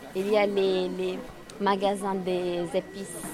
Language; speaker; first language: French; non-native, local second language; Arabic